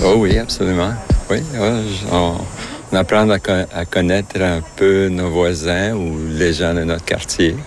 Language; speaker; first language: French; native; French